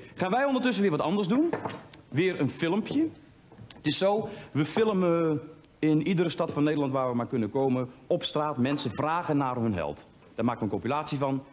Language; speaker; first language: Dutch; native; Dutch